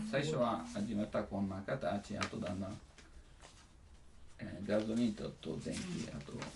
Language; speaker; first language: Japanese; non-native, learner; Italian